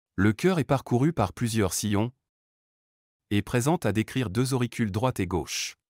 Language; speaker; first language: French; non-native, local second language; Arabic